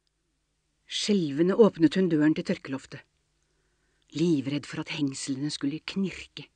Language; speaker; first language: Norwegian; native; Norwegian